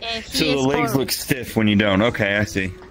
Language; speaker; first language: English; native; English